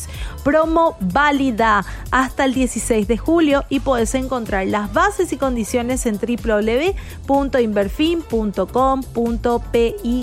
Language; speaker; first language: Spanish; native; Spanish